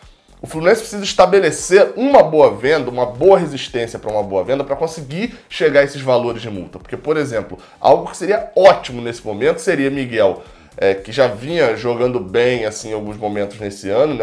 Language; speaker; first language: Portuguese; native; Portuguese